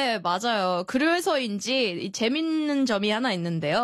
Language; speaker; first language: Korean; native; Korean